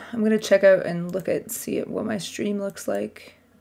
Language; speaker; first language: English; native; English